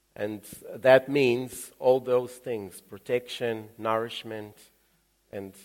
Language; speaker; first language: English; early bilingual, other home language; Russian